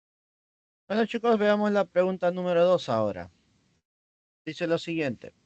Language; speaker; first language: Spanish; native; Spanish